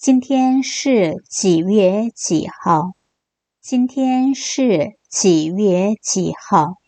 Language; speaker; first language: Chinese; non-native, fluent; Korean